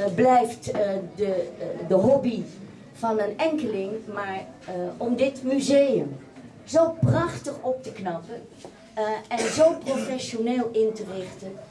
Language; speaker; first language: Dutch; native; Dutch